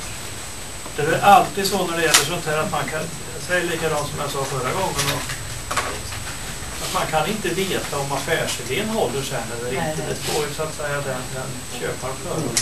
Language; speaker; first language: Swedish; native; Swedish